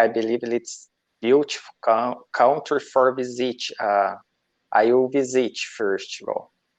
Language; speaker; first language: English; non-native, learner; Portuguese